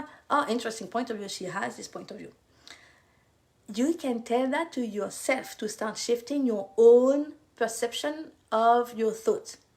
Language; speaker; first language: English; non-native, fluent; French